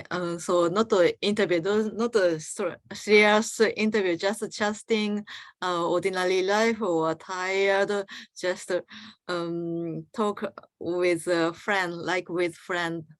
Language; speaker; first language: English; non-native, learner; Japanese